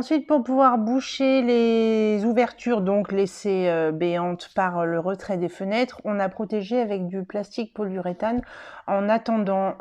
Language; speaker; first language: French; native; French